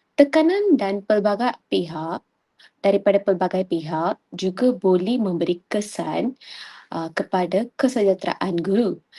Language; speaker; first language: Malay; non-native, local second language; Tamil